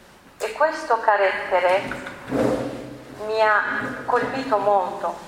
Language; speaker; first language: Italian; non-native, learner; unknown